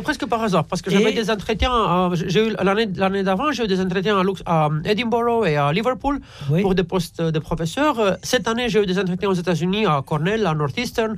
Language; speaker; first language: French; non-native, fluent; Romanian